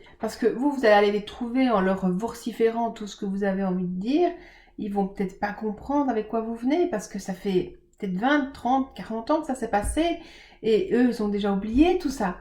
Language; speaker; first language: French; native; French